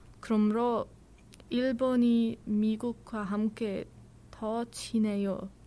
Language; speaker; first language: Korean; non-native, learner; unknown